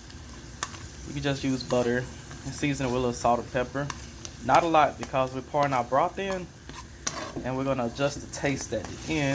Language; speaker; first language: English; native; English